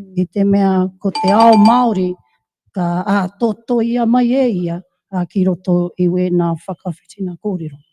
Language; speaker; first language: Māori; native; Māori